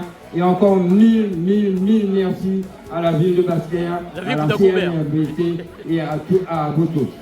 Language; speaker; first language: French; native; French